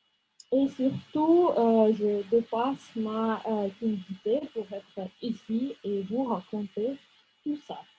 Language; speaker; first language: French; non-native, fluent; Russian